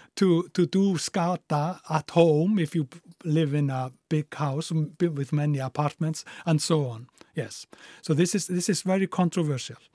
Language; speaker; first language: English; non-native, fluent; Icelandic